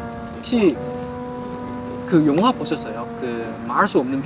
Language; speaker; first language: Korean; non-native, fluent; Chinese